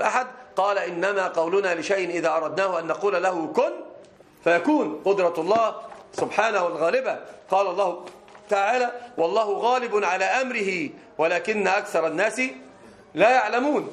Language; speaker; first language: Arabic; native; Arabic